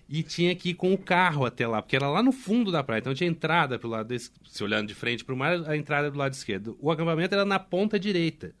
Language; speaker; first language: Portuguese; native; Portuguese